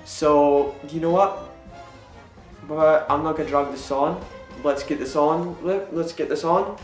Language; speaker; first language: English; native; English